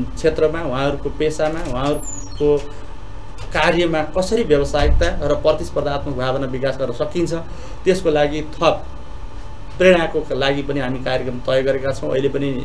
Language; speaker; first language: Nepali; native; Nepali